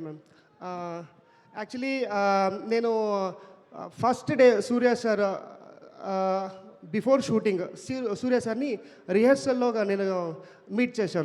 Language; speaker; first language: Telugu; non-native, local second language; Kannada